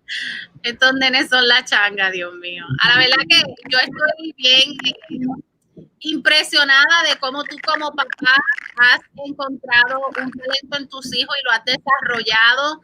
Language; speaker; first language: Spanish; early bilingual, heritage; Spanish